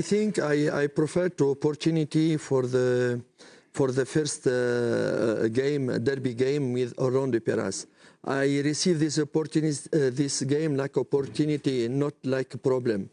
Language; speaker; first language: English; non-native, learner; French